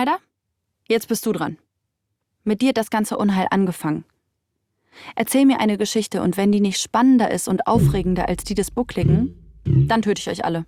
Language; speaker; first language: German; native; German